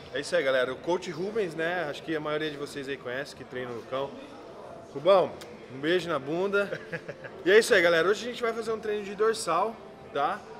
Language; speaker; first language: Portuguese; native; Portuguese